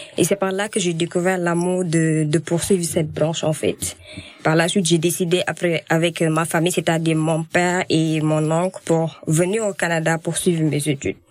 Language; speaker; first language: French; non-native, local second language; Wolof